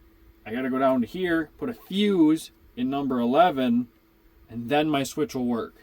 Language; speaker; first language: English; native; English